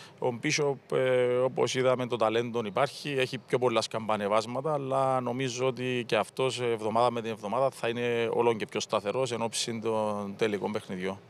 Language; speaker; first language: Greek; native; Greek